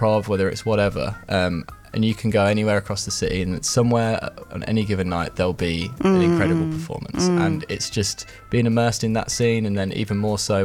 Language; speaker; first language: English; native; English